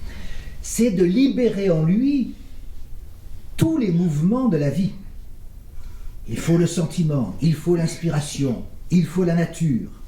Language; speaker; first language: French; native; French